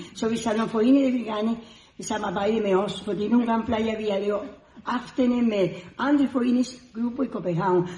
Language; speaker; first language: Danish; non-native, fluent; Spanish